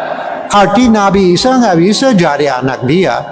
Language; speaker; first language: Indonesian; non-native, fluent; English